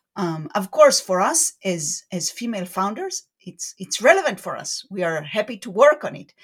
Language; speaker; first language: English; non-native, fluent; Hebrew